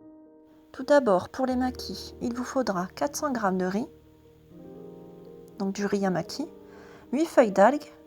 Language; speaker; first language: French; native; French